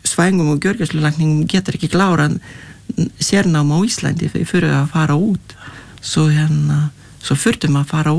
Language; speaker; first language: Icelandic; non-native, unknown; Lithuanian